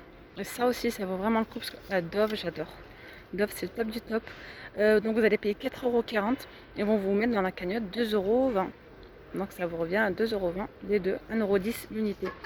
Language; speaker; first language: French; native; French